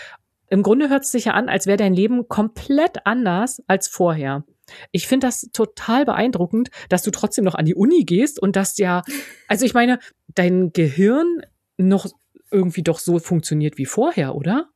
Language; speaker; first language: German; native; German